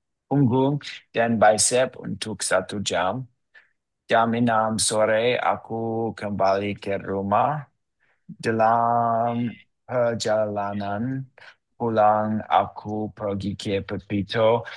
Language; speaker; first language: Indonesian; non-native, learner; English